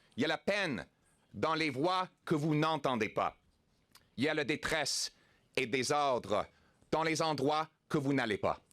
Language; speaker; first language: French; non-native, local second language; English